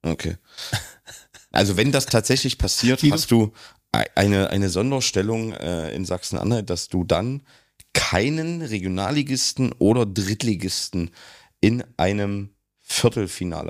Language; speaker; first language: German; native; German